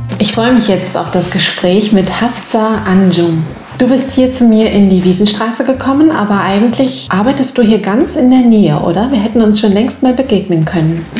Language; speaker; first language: German; native; German